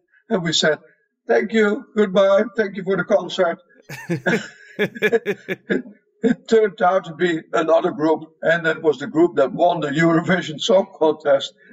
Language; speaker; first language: English; non-native, fluent; Dutch